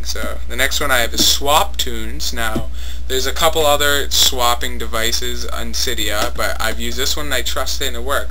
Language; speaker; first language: English; native; English